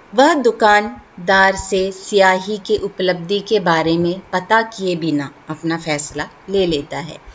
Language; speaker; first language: Hindi; non-native, local second language; Malayalam